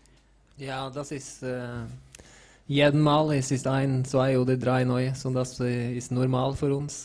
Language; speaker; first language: German; non-native, learner; Norwegian